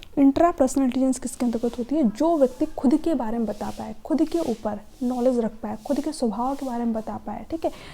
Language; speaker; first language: Hindi; native; Hindi